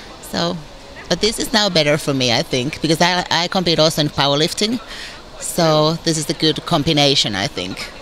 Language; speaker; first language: English; non-native, fluent; Finnish